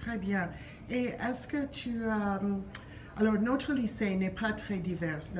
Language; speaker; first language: French; non-native, learner; English